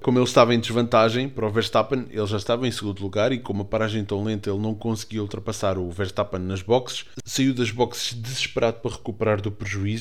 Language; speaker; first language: Portuguese; native; Portuguese